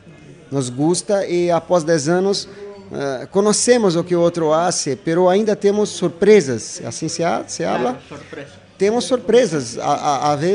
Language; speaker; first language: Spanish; non-native, fluent; Portuguese